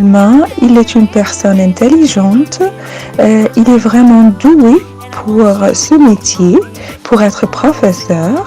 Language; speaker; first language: French; non-native, fluent; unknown